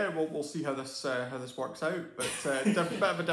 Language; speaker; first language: English; native; English